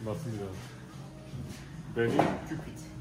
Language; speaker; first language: Korean; native; Korean